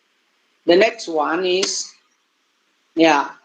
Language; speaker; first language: English; non-native, learner; Indonesian